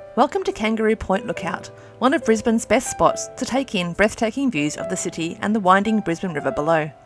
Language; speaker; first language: English; native; English